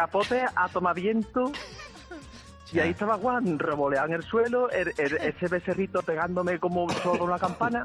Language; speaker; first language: Spanish; native; Spanish